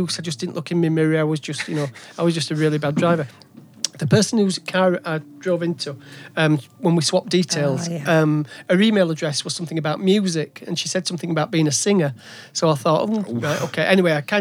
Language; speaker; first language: English; native; English